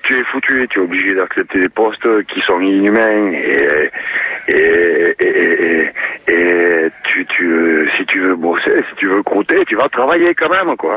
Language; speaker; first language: French; native; French